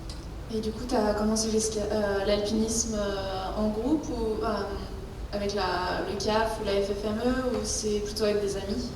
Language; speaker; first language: French; native; French